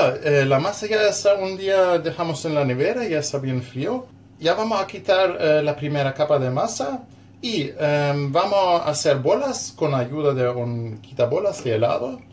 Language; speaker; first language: Spanish; non-native, learner; German